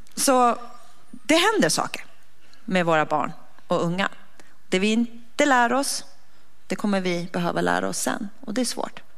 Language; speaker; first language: Swedish; early bilingual, other home language; Persian